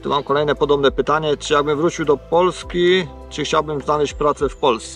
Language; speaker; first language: Polish; native; Polish